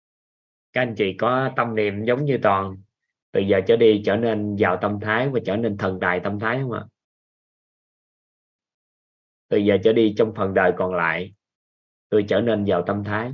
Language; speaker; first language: Vietnamese; native; Vietnamese